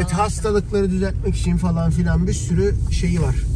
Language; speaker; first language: Turkish; native; Turkish